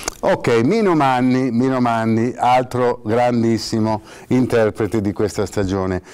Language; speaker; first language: Italian; native; Italian